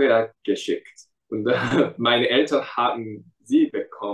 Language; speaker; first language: German; non-native, fluent; Korean